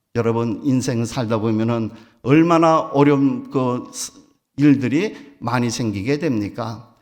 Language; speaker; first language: Korean; native; Korean